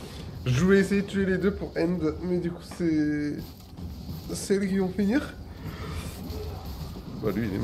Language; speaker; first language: French; native; French